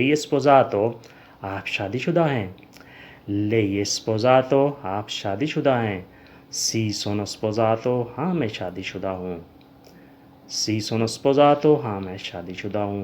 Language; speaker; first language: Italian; non-native, learner; Urdu